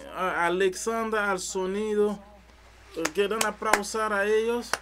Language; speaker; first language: Spanish; non-native, learner; French